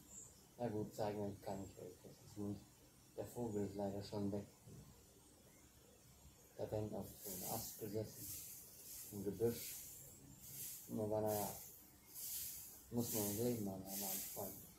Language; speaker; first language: German; native; German